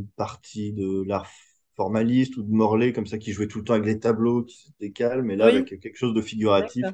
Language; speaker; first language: French; native; French